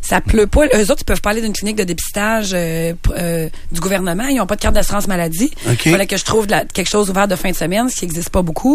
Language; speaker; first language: French; native; French